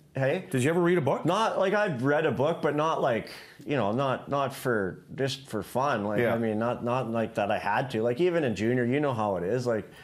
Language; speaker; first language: English; native; English